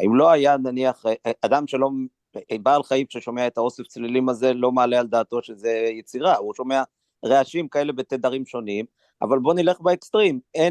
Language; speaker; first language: Hebrew; native; Hebrew